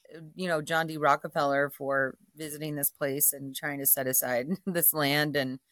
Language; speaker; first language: English; native; English